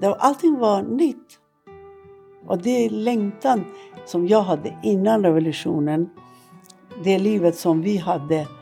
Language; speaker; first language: Swedish; non-native, fluent; Persian